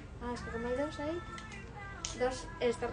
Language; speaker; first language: Spanish; native; Spanish